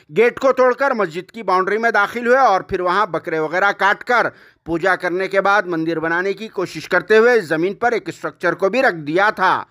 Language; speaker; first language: Hindi; non-native, local second language; Urdu